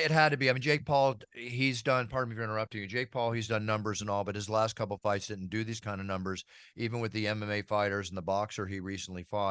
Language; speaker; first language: English; native; English